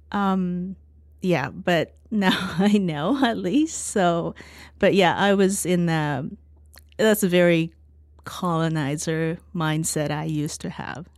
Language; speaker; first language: English; non-native, fluent; Japanese